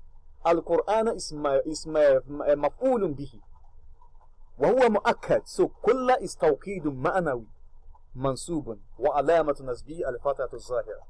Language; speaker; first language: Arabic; non-native, fluent; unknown